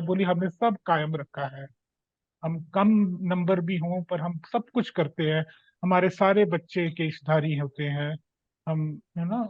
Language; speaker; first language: Hindi; non-native, local second language; Punjabi